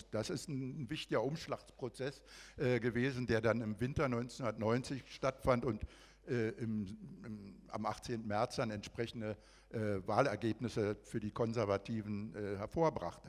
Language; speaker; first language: German; native; German